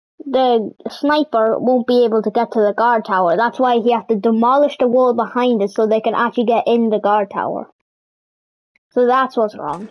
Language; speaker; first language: English; native; English